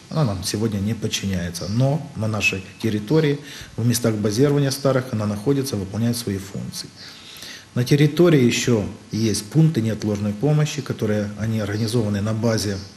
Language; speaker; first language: Russian; native; Russian